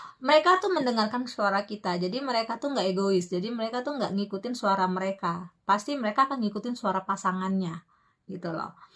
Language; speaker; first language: Indonesian; native; Indonesian